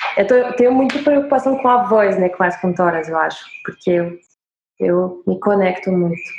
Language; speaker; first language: Portuguese; non-native, fluent; French